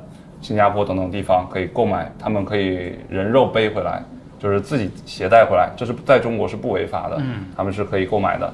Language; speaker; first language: Chinese; native; Chinese